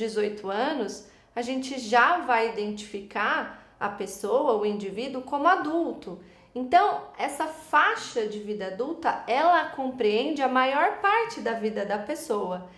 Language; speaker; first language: Portuguese; native; Portuguese